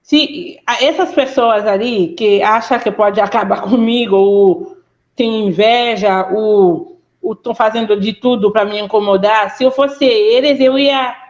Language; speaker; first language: Portuguese; non-native, fluent; Haitian Creole